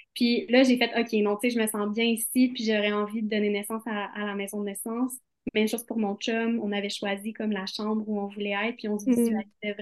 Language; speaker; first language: French; native; French